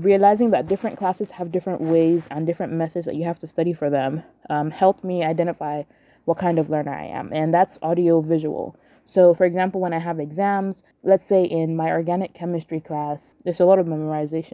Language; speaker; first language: English; non-native, local second language; Yoruba